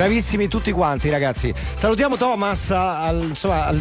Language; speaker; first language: Italian; native; Italian